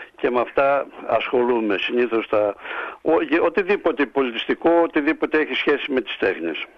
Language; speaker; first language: Greek; native; Greek